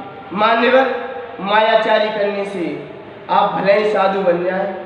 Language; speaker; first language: Hindi; native; Hindi